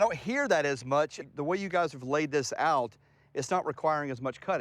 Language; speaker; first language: English; native; English